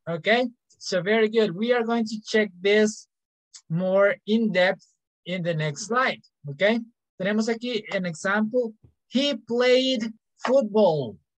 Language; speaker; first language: English; non-native, fluent; Spanish